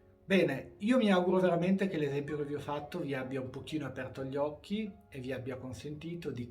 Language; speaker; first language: Italian; native; Italian